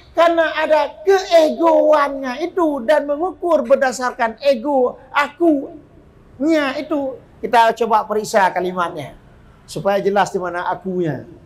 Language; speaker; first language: Malay; non-native, local second language; Achinese